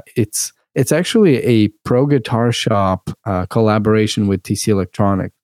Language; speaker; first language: English; early bilingual, other home language; Russian